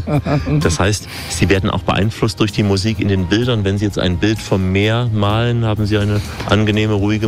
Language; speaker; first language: German; native; German